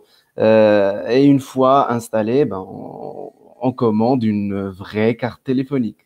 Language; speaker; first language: French; non-native, local second language; Arabic